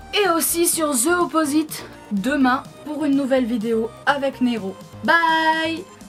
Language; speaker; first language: French; early bilingual, other home language; Portuguese